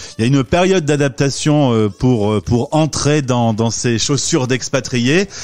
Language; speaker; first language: French; native; French